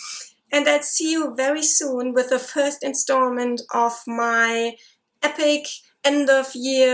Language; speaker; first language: English; non-native, fluent; German